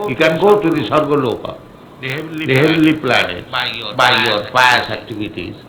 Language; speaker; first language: English; non-native, local second language; Bangla